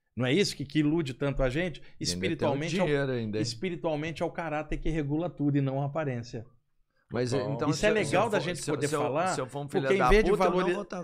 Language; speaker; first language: Portuguese; native; Portuguese